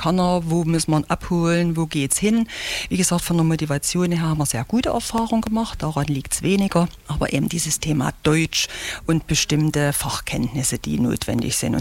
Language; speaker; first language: German; native; German